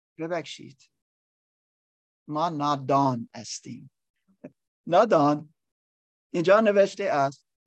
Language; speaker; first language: Persian; non-native, learner; English